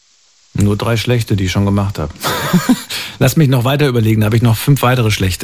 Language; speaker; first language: German; native; German